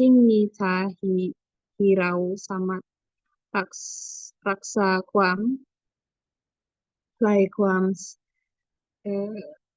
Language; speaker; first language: Thai; non-native, learner; Indonesian